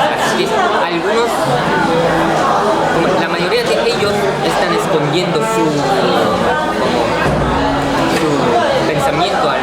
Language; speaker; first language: Spanish; non-native, fluent; Korean